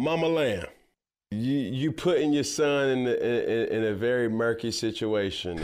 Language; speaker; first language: English; native; English